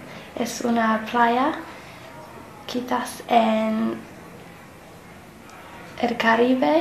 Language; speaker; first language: Spanish; non-native, learner; English